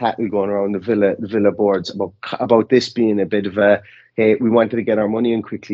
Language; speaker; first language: English; native; English